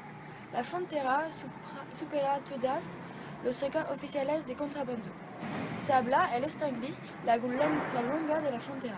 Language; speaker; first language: Spanish; non-native, learner; French